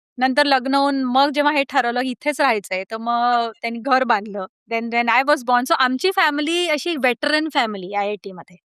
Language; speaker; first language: Marathi; early bilingual, heritage; Marathi